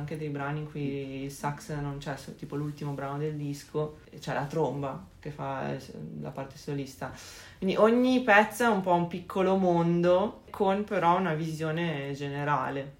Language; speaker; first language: Italian; native; Italian